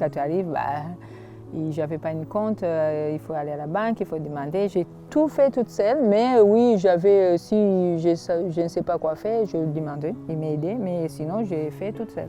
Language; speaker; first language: French; non-native, fluent; Swahili